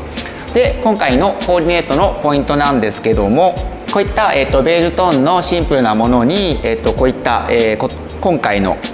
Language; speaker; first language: Japanese; native; Japanese